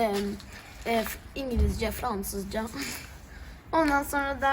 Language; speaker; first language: Turkish; early bilingual, heritage; Turkish